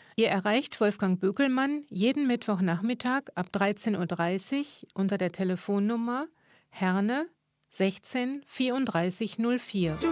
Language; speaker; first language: German; native; German